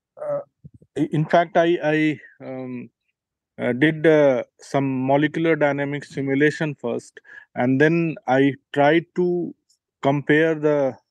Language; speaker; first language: English; non-native, local second language; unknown